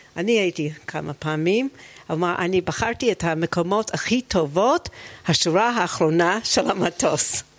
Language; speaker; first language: Hebrew; non-native, fluent; English